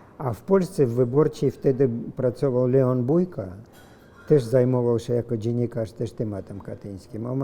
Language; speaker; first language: Polish; non-native, fluent; Russian